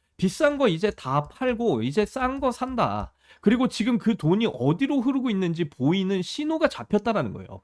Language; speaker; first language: Korean; native; Korean